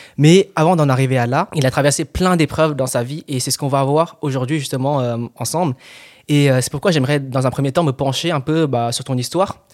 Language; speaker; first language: French; native; French